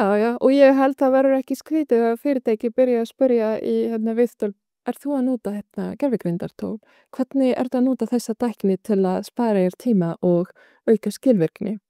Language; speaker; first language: Icelandic; non-native, fluent; Arabic